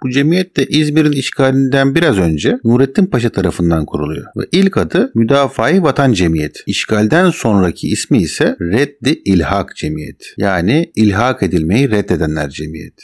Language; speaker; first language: Turkish; native; Turkish